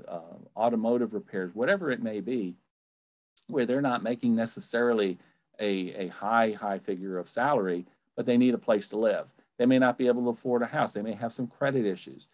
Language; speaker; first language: English; native; English